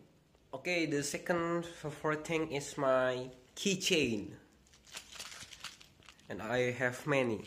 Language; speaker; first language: English; non-native, learner; Indonesian